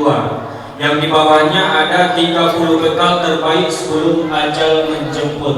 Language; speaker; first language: Indonesian; native; Indonesian